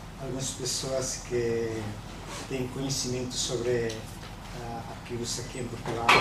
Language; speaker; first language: Portuguese; non-native, learner; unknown